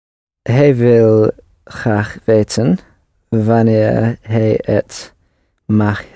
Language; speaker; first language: Dutch; non-native, learner; English